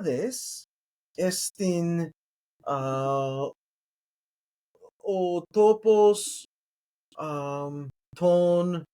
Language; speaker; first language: Greek; non-native, learner; English